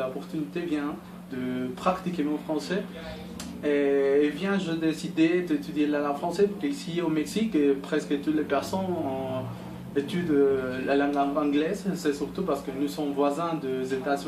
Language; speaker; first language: French; non-native, learner; Spanish